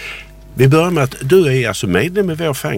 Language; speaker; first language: Swedish; native; Swedish